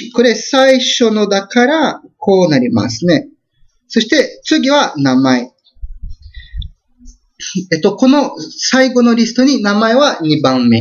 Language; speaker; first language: Japanese; non-native, fluent; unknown